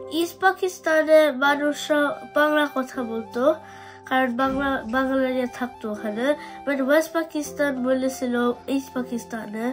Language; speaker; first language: Bangla; early bilingual, heritage; Bangla